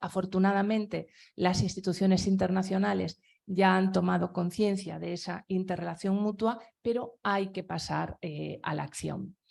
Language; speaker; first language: Spanish; non-native, local second language; Galician